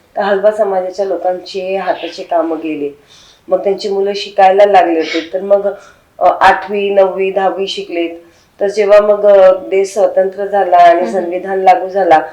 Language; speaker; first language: Marathi; non-native, local second language; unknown